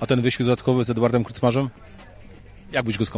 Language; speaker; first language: Polish; native; Polish